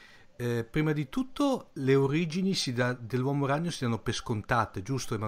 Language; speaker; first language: Italian; native; Italian